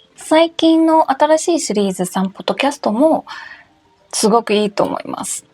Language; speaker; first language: Japanese; non-native, fluent; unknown